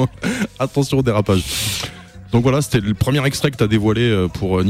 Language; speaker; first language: French; native; French